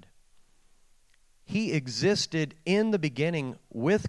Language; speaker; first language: English; native; English